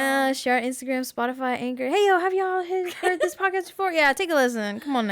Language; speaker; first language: English; native; English